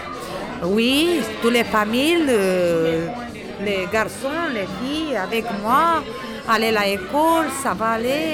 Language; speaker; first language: French; non-native, learner; Romanian